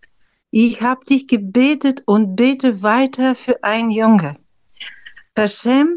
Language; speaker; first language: German; non-native, fluent; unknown